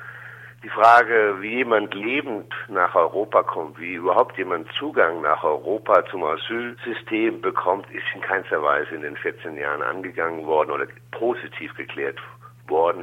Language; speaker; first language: German; native; German